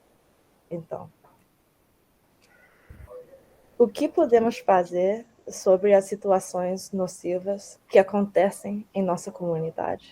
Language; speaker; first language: Portuguese; early bilingual, heritage; Portuguese